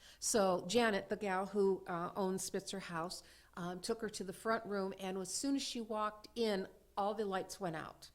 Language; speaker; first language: English; native; English